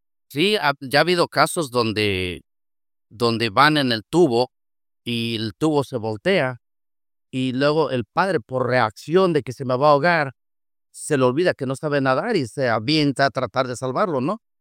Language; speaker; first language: Spanish; native; Spanish